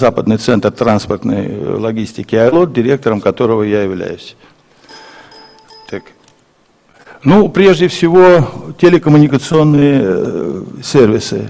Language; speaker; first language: Russian; native; Russian